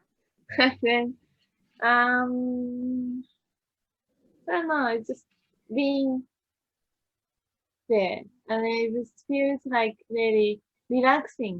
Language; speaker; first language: English; non-native, learner; Japanese